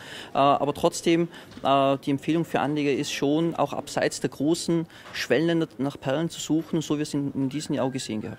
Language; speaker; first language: German; native; German